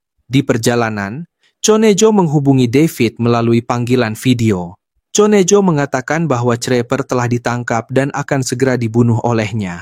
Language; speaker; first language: Indonesian; native; Indonesian